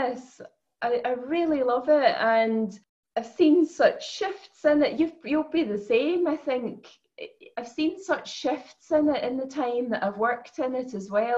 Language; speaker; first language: English; native; English